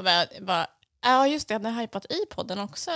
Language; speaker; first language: Swedish; native; Swedish